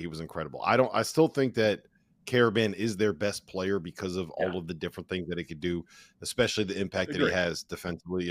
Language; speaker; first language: English; native; English